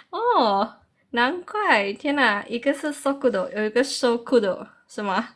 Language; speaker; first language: Chinese; early bilingual, heritage; Chinese